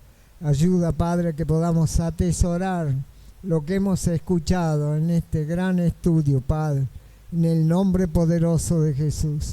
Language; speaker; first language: Spanish; native; Spanish